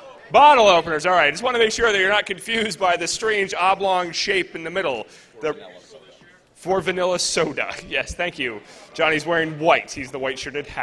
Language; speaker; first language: English; native; English